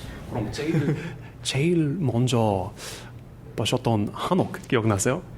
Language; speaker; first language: Korean; non-native, learner; English